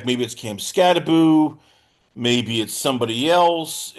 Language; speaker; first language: English; native; English